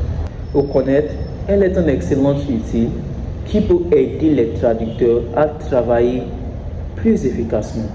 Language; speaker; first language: French; non-native, learner; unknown